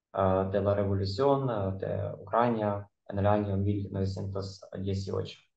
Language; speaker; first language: Spanish; non-native, fluent; Ukrainian